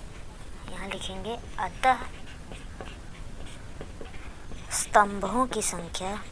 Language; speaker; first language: Hindi; native; Hindi